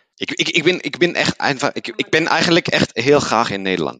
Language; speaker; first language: Dutch; non-native, learner; German